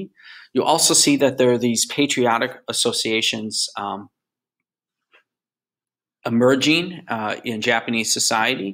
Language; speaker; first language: English; native; English